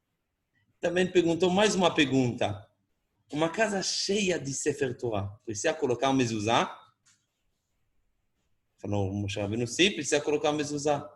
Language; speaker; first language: Portuguese; non-native, fluent; Hebrew